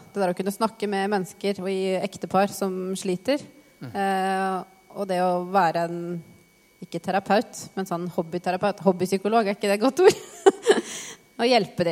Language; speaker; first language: Norwegian; native; Norwegian